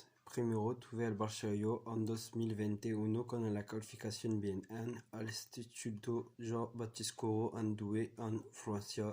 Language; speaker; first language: Spanish; non-native, learner; French